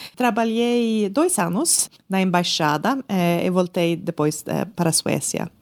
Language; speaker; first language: Portuguese; non-native, learner; Swedish